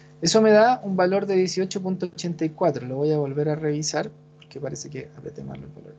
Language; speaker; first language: Spanish; native; Spanish